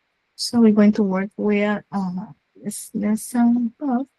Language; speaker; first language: English; non-native, learner; Spanish